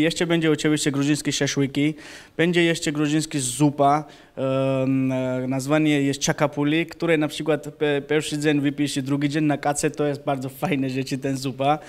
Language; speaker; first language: Polish; non-native, learner; Georgian